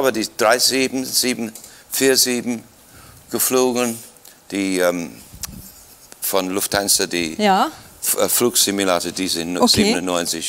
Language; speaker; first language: German; non-native, fluent; English